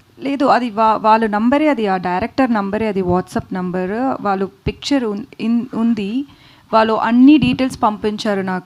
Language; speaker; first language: Telugu; non-native, learner; Tamil